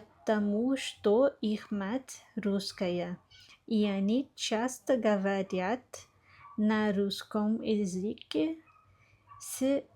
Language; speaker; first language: Russian; non-native, learner; Portuguese